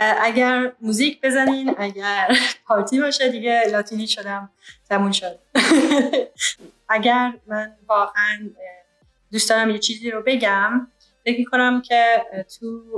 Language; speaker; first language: Persian; early bilingual, heritage; English